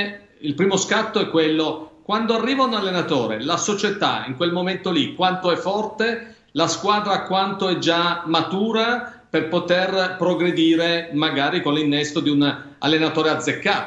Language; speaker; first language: Italian; native; Italian